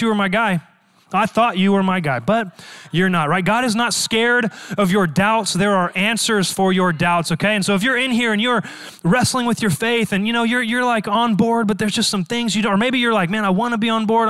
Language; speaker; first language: English; native; English